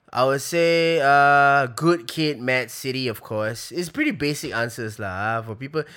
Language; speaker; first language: English; native; English